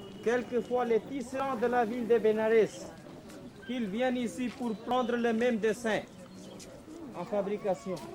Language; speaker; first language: French; non-native, local second language; Hindi